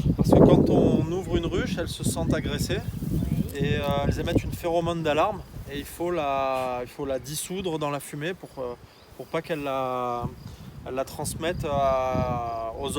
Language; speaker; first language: French; native; French